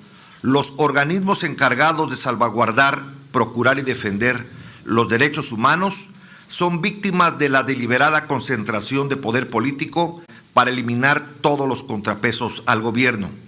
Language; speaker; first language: Spanish; native; Spanish